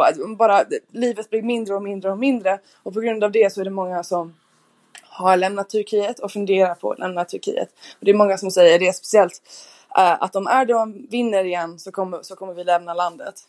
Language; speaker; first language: Swedish; non-native, fluent; English